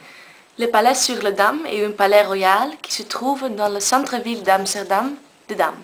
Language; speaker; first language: French; non-native, learner; Dutch